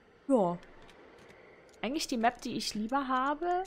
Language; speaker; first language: German; native; German